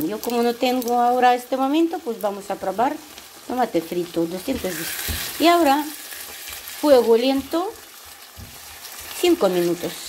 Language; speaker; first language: Spanish; non-native, learner; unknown